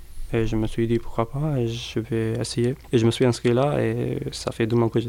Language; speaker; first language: French; non-native, learner; Arabic